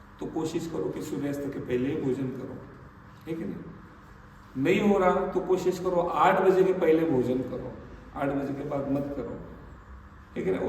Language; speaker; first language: Hindi; non-native, local second language; Marathi